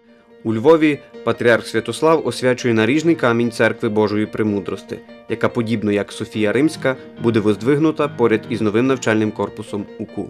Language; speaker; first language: Ukrainian; native; Ukrainian